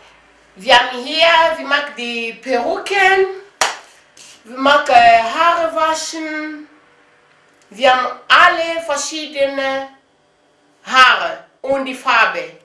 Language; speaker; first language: German; non-native, learner; Lingala